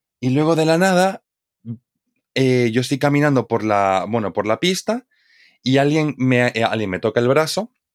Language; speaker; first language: Spanish; native; Spanish